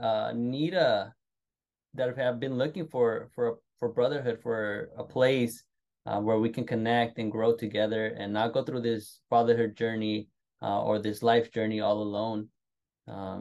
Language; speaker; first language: English; native; English